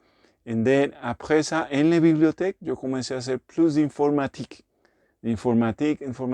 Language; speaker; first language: French; non-native, learner; Spanish